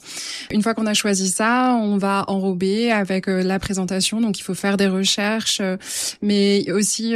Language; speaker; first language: French; native; French